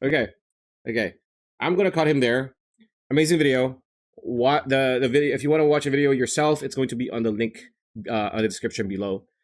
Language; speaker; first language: English; native; English